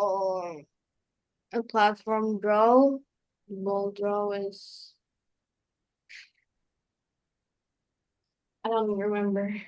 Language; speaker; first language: English; non-native, learner; Indonesian